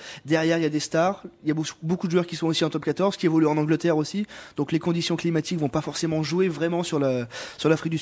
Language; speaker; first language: French; native; French